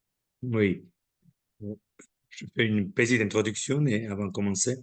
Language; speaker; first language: French; non-native, fluent; Georgian